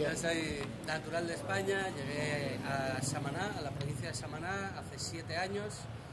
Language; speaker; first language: Spanish; native; Spanish